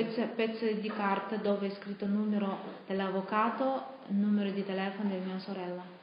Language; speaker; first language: Italian; non-native, fluent; Russian